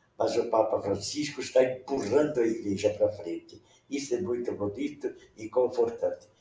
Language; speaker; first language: Portuguese; non-native, local second language; Venetian